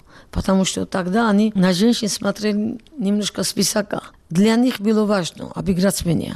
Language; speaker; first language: Russian; non-native, local second language; Georgian